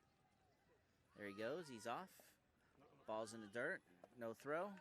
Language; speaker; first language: English; native; English